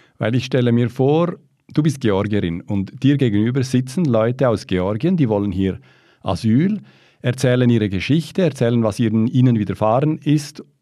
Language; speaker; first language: German; native; German